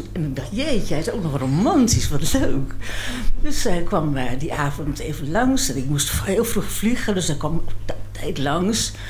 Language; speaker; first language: Dutch; native; Dutch